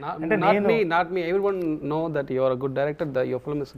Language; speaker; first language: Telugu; non-native, learner; Tamil